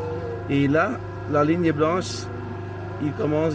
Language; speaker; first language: French; non-native, local second language; Dutch